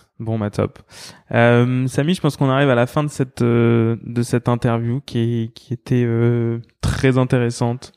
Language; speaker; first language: French; native; French